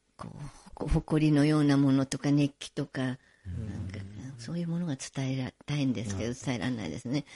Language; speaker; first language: Japanese; native; Japanese